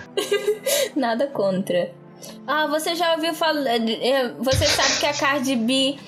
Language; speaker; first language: Portuguese; non-native, local second language; Kabuverdianu